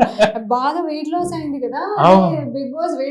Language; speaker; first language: Telugu; non-native, local second language; Hindi